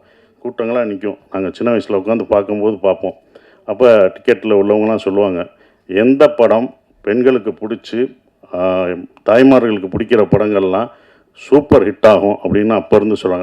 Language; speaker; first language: Tamil; native; Tamil